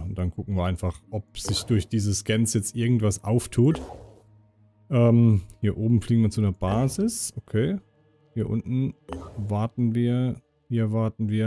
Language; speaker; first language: German; native; German